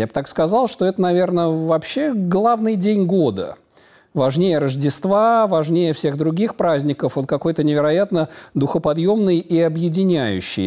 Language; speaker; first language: Russian; native; Russian